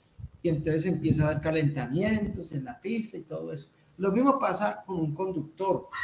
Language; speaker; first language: Spanish; native; Spanish